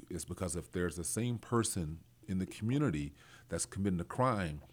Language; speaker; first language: English; native; English